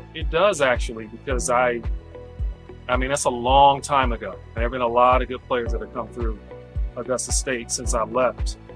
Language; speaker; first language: English; native; English